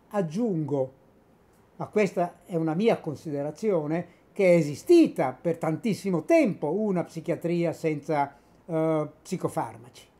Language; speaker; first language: Italian; native; Italian